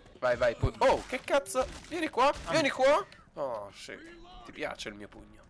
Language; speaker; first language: Italian; native; Italian